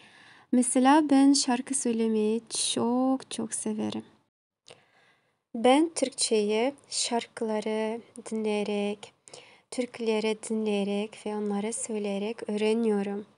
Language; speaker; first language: Turkish; non-native, learner; Kazakh